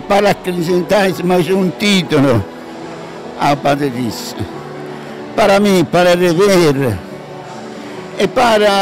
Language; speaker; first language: Portuguese; non-native, fluent; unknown